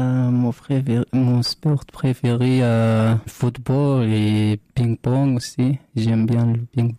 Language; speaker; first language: French; non-native, learner; Arabic